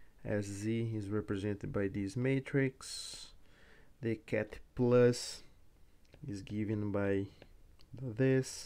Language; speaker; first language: English; non-native, fluent; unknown